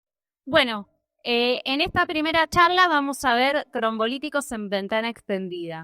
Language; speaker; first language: Spanish; native; Spanish